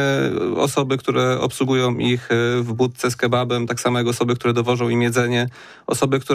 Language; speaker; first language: Polish; native; Polish